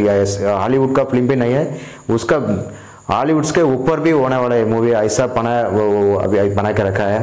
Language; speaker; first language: Hindi; non-native, local second language; Tamil